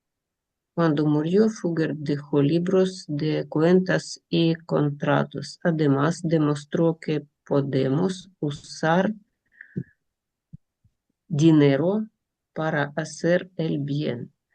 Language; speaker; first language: Spanish; non-native, learner; Russian